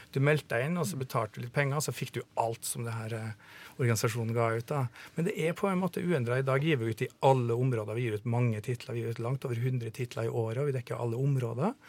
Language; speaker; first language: Norwegian; native; Norwegian